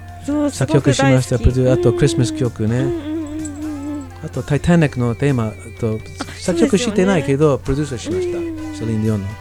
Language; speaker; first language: Japanese; non-native, learner; English